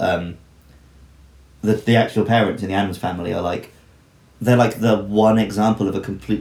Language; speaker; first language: English; native; English